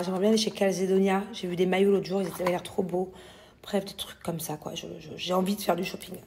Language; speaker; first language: French; native; French